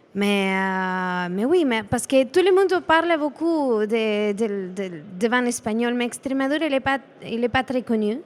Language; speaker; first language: French; non-native, learner; Spanish